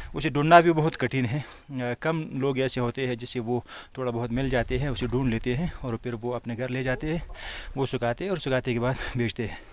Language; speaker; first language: Hindi; non-native, fluent; Pashto